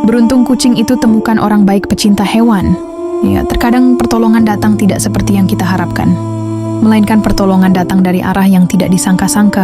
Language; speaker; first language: Indonesian; native; Indonesian